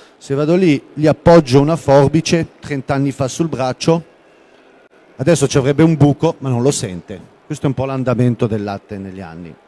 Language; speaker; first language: Italian; non-native, local second language; German